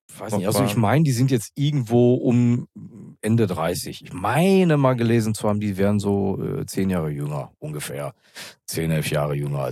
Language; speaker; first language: German; native; German